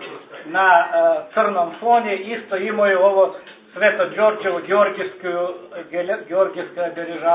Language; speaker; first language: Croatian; non-native, learner; Russian